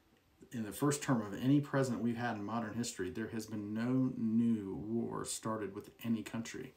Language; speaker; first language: English; native; English